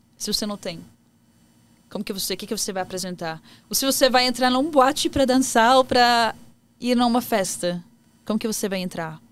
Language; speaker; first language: Portuguese; non-native, fluent; Arabic